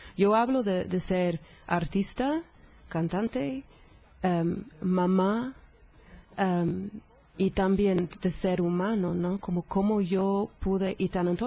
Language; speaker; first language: Spanish; non-native, fluent; English